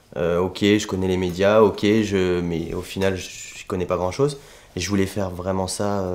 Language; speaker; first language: French; native; French